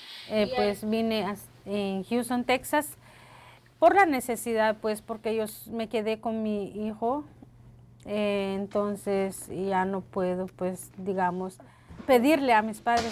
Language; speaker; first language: Spanish; non-native, local second language; Kʼicheʼ